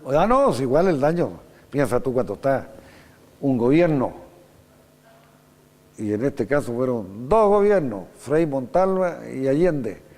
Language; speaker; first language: Spanish; native; Spanish